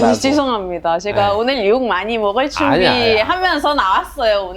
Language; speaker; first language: Korean; non-native, fluent; Arabic